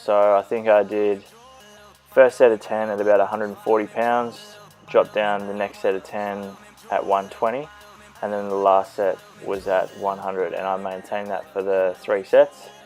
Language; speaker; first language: English; native; English